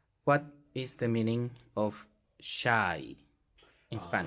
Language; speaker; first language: English; non-native, learner; Spanish